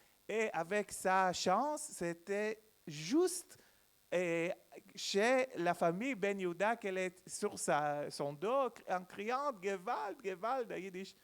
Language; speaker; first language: French; non-native, learner; Hebrew